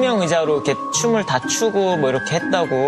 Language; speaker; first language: Korean; native; Korean